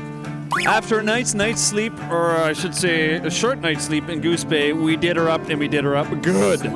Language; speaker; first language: English; native; English